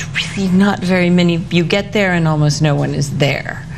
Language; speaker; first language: English; native; English